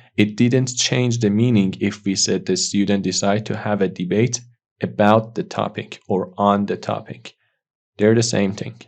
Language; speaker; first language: English; non-native, fluent; Persian